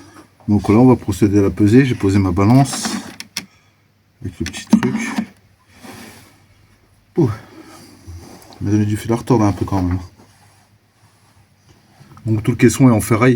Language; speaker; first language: French; native; French